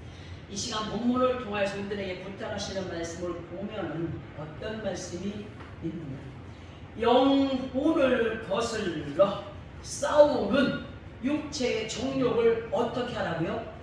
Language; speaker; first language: Korean; native; Korean